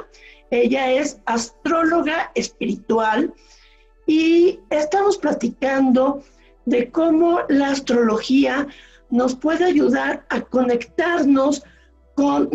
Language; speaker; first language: Spanish; native; Spanish